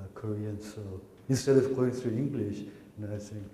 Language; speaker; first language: English; non-native, fluent; Korean